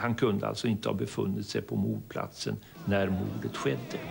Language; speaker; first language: Swedish; native; Swedish